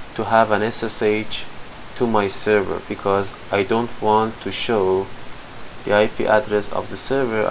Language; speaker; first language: English; non-native, fluent; Persian